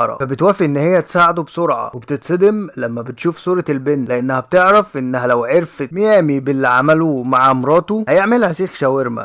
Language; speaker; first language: Arabic; native; Arabic